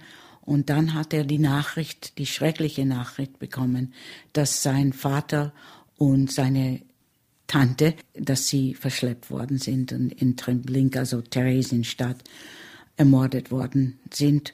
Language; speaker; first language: German; early bilingual, heritage; German